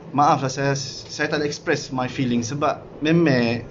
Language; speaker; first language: Malay; non-native, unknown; Arabic